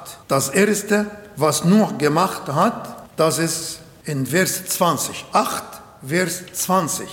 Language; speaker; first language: German; non-native, learner; Arabic